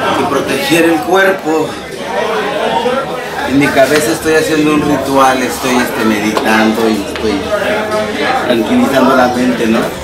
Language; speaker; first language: Spanish; early bilingual, heritage; Spanish